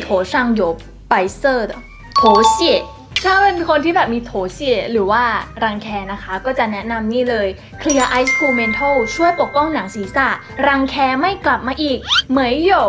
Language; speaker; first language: Thai; native; Thai